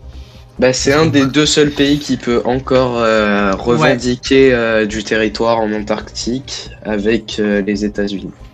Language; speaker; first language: French; native; French